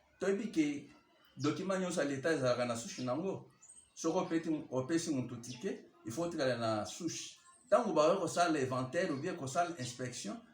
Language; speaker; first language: Lingala; non-native, local second language; Luba-Lulua